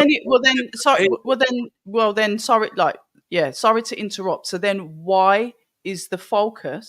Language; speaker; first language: English; native; English